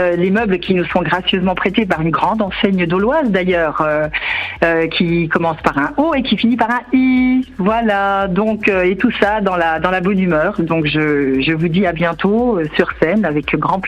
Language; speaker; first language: French; native; French